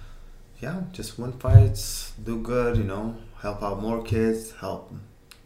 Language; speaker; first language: English; non-native, fluent; Uzbek